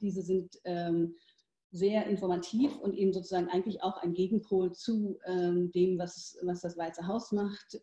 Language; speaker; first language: German; native; German